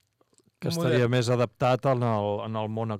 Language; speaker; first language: Catalan; native; Catalan